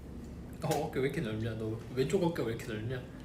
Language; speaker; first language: Korean; native; Korean